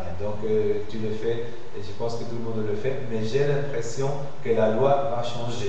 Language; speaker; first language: French; non-native, fluent; Spanish